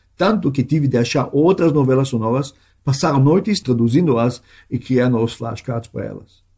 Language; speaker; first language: Portuguese; non-native, fluent; Hebrew